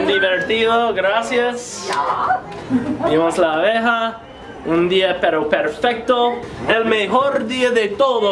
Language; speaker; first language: Spanish; non-native, fluent; English